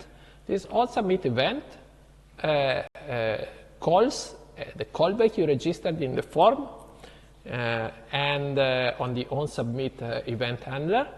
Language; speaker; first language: English; non-native, fluent; Italian